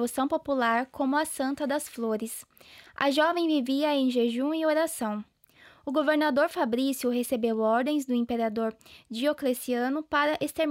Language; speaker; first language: Portuguese; native; Portuguese